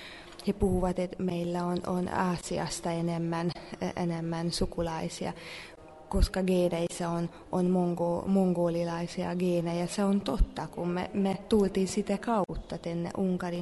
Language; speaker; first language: Finnish; non-native, fluent; Hungarian